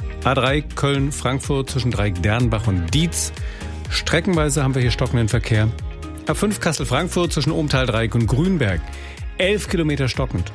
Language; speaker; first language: German; native; German